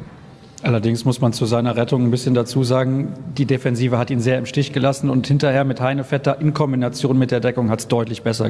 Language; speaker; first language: German; native; German